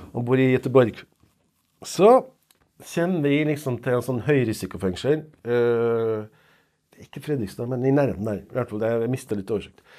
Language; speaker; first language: Norwegian; non-native, fluent; Serbian